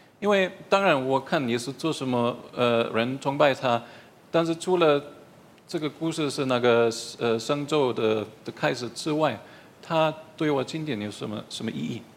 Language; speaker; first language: Chinese; non-native, fluent; German